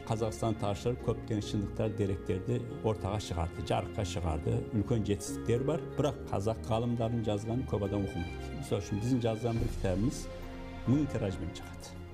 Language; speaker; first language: Kazakh; early bilingual, heritage; Kazakh